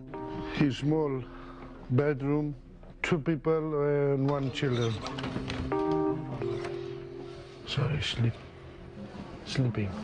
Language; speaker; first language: English; non-native, learner; Romanian